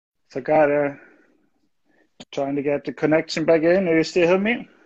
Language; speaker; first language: English; non-native, fluent; German